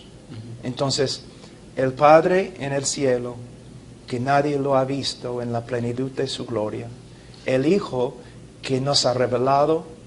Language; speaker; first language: Spanish; non-native, fluent; English